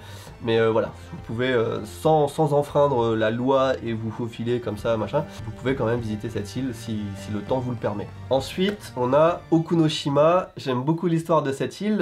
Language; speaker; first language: French; native; French